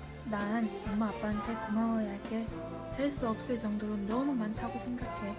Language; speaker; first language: Korean; early bilingual, heritage; Korean